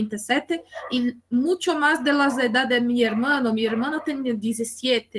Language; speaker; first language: Spanish; non-native, learner; Portuguese